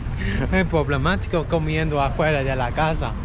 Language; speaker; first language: Spanish; non-native, learner; English